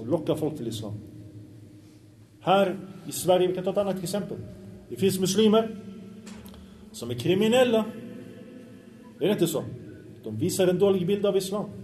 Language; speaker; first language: Swedish; early bilingual, other home language; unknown